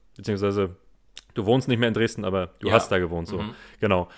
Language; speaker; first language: German; native; German